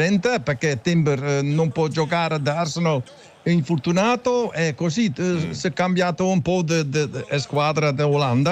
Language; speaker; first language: Italian; non-native, learner; Dutch